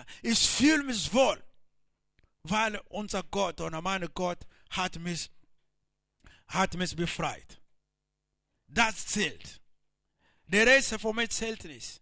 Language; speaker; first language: German; non-native, learner; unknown